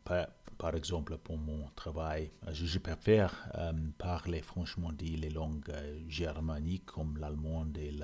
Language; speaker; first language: French; non-native, learner; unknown